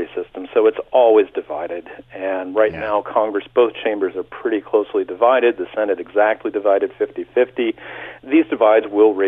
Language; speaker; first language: English; native; English